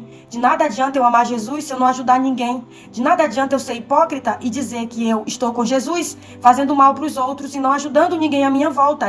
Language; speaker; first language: Portuguese; native; Portuguese